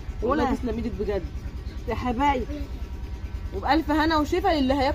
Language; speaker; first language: Arabic; native; Arabic